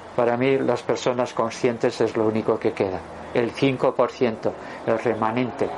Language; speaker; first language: Spanish; native; Spanish